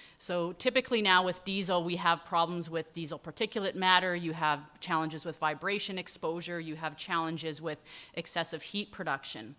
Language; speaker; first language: English; native; English